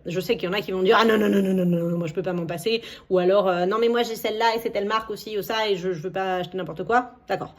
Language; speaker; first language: French; native; French